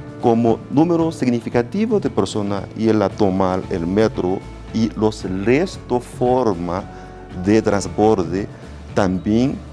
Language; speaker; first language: Spanish; non-native, learner; Chinese